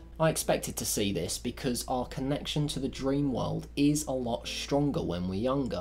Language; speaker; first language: English; native; English